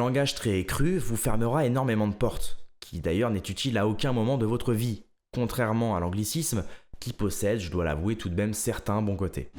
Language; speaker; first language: French; native; French